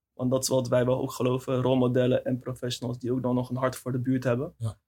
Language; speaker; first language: Dutch; native; Dutch